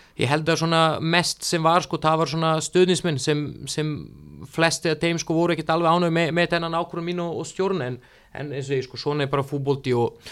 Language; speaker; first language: Icelandic; non-native, fluent; Serbian